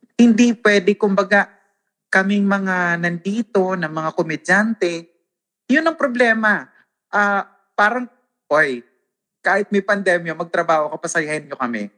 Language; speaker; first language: Filipino; non-native, local second language; Waray